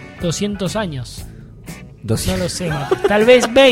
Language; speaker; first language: Spanish; native; Spanish